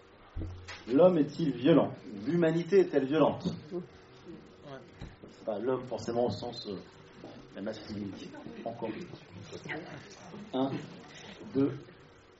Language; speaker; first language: French; native; French